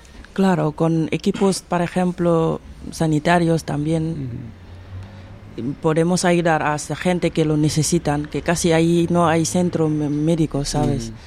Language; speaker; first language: Spanish; non-native, fluent; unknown